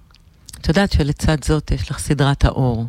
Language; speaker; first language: Hebrew; native; Hebrew